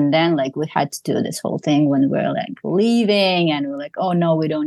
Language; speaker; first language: English; non-native, fluent; Russian